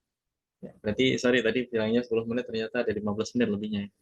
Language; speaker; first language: Indonesian; native; Indonesian